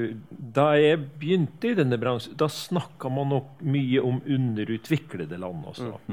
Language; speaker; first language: Norwegian; native; Norwegian